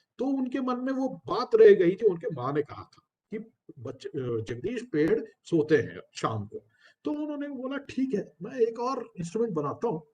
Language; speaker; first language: Hindi; non-native, local second language; Telugu